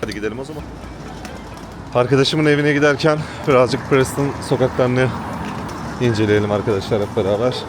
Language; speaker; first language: Turkish; native; Turkish